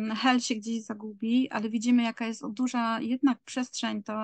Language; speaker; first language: Polish; native; Polish